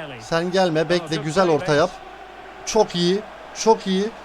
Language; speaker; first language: Turkish; native; Turkish